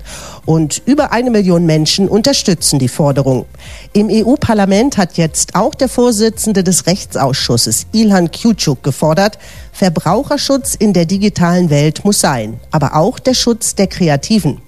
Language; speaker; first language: German; native; German